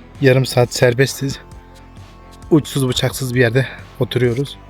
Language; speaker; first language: Turkish; native; Turkish